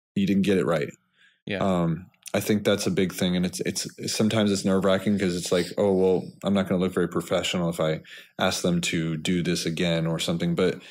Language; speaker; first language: English; native; English